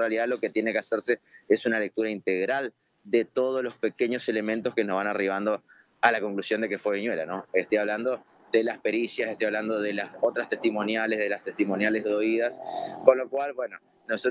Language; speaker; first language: Spanish; native; Spanish